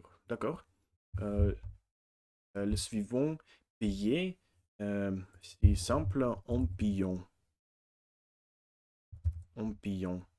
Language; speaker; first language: French; non-native, learner; Russian